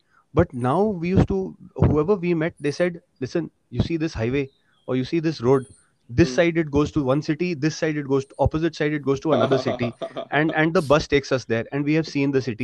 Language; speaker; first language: English; non-native, local second language; Punjabi